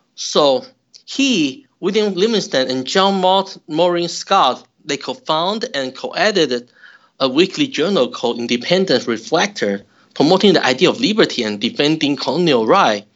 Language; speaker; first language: English; non-native, fluent; Chinese